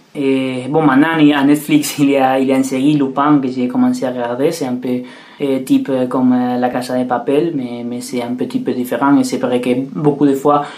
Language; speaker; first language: French; non-native, fluent; Spanish